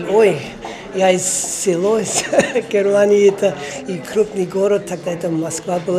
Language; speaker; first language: Russian; non-native, learner; German